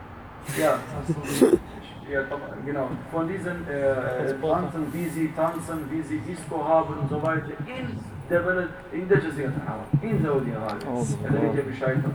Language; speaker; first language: German; non-native, fluent; Arabic